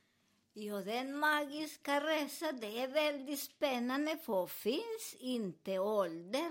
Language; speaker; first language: Swedish; non-native, learner; Spanish